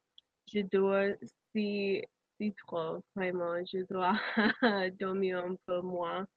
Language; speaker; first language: French; non-native, learner; English